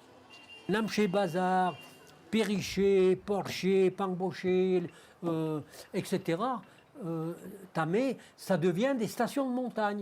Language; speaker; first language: French; native; French